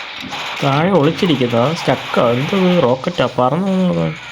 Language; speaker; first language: Malayalam; native; Malayalam